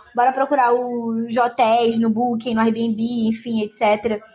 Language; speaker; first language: Portuguese; native; Portuguese